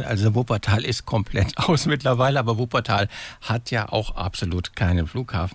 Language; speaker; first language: German; native; German